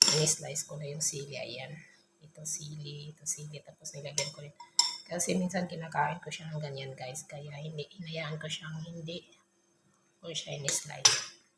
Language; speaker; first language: Filipino; non-native, local second language; Cebuano